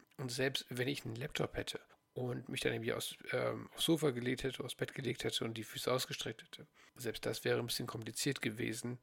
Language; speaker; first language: German; native; German